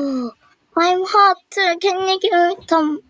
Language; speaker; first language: English; non-native, learner; Korean